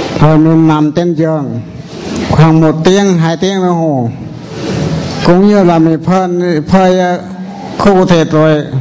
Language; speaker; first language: Vietnamese; non-native, local second language; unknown